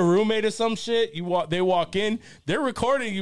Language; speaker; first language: English; early bilingual, other home language; Spanish